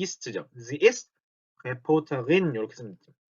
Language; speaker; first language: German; non-native, fluent; Korean